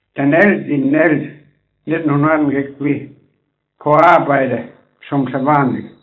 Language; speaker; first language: Danish; native; Danish